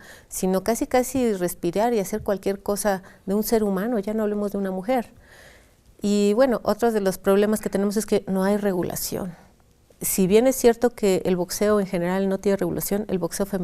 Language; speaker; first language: Spanish; native; Spanish